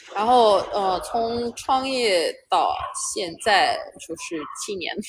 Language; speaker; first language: Chinese; non-native, fluent; Romanian